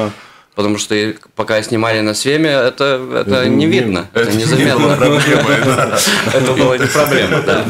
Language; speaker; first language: Russian; non-native, fluent; Latvian